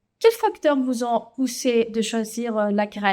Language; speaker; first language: French; non-native, fluent; Greek